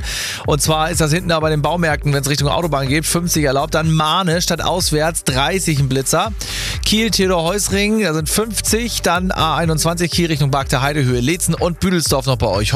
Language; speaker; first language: German; native; German